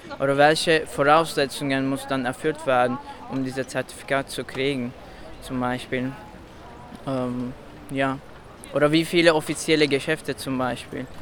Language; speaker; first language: German; non-native, fluent; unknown